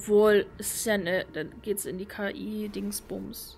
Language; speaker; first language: German; native; German